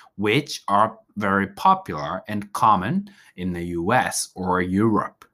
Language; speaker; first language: English; non-native, fluent; Japanese